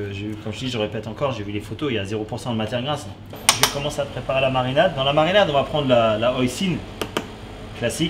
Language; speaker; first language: French; native; French